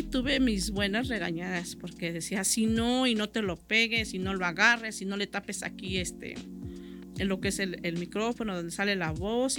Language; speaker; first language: Spanish; native; Spanish